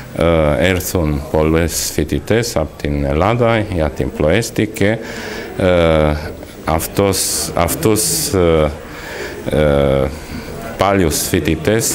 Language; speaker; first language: Greek; non-native, learner; Romanian